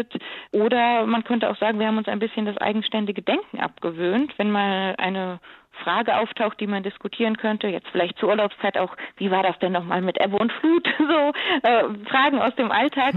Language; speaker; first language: German; native; German